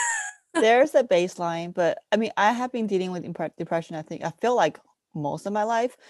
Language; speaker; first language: English; early bilingual, other home language; Chinese